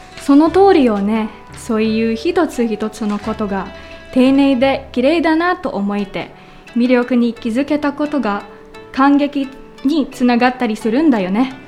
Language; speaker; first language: Japanese; non-native, learner; Filipino